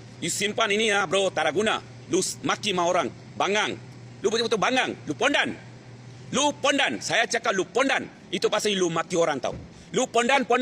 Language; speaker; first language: Malay; non-native, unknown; Bangla